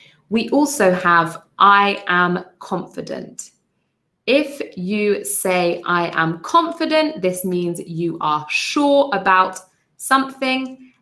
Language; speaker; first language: English; native; English